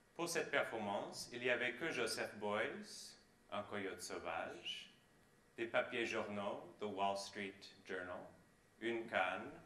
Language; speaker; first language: French; non-native, fluent; German